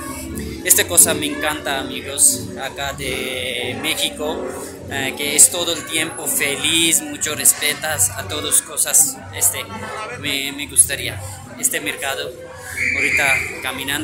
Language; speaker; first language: Spanish; non-native, learner; Urdu